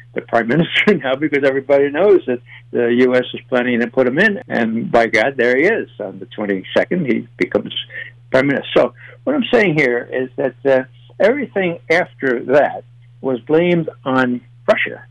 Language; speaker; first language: English; native; English